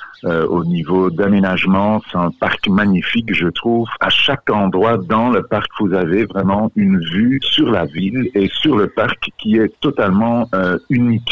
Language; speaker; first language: French; non-native, local second language; Dutch